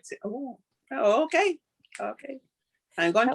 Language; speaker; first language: English; non-native, learner; Spanish